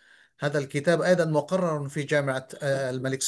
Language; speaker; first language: Arabic; non-native, fluent; Bangla